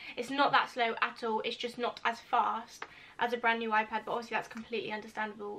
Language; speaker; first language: English; native; English